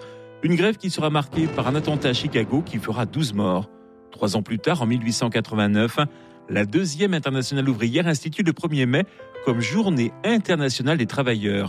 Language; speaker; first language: French; native; French